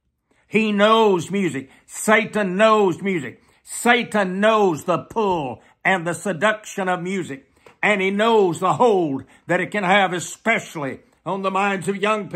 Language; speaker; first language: English; native; English